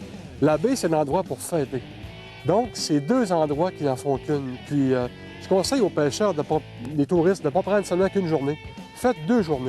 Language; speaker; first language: French; native; French